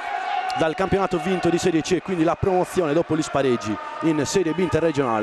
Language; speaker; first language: Italian; native; Italian